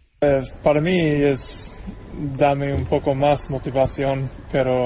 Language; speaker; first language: Spanish; non-native, fluent; English